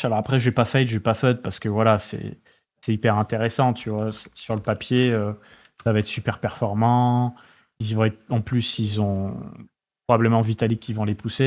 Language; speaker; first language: French; native; French